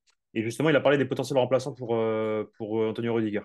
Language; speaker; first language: French; native; French